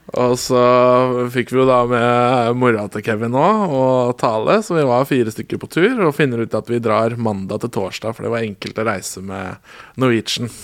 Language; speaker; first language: Norwegian; native; Norwegian